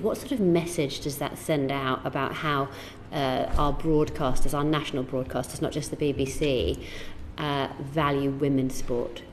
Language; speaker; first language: English; native; English